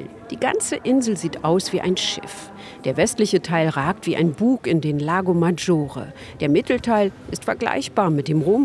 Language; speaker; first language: German; native; German